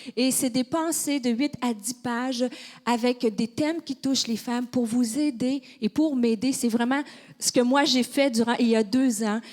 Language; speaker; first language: French; native; French